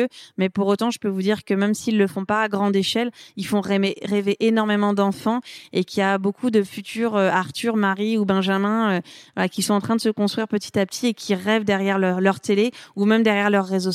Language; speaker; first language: French; native; French